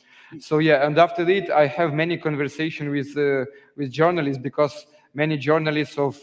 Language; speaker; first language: English; non-native, learner; Ukrainian